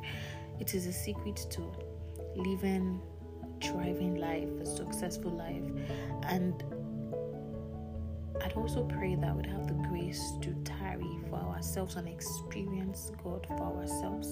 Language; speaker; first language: English; non-native, local second language; Yoruba